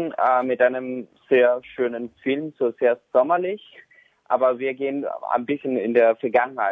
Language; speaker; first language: German; non-native, fluent; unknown